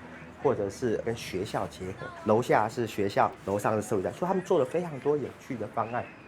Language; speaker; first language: Chinese; native; Chinese